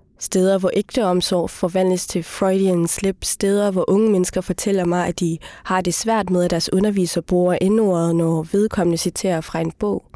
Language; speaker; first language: Danish; early bilingual, other home language; Somali